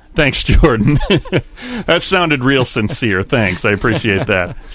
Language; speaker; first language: English; native; English